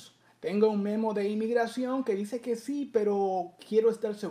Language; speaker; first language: Spanish; native; Spanish